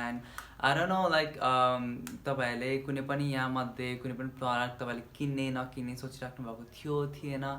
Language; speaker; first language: Nepali; native; Nepali